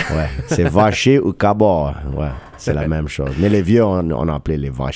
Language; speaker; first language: French; non-native, local second language; English